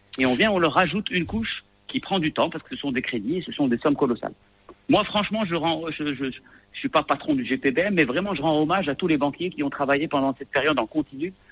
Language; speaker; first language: French; non-native, local second language; Arabic